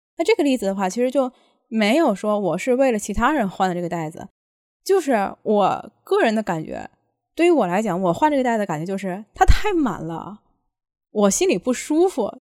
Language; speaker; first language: Chinese; native; Chinese